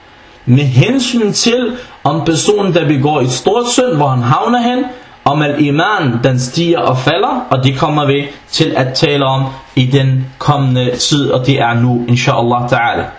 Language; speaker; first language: Danish; non-native, fluent; Arabic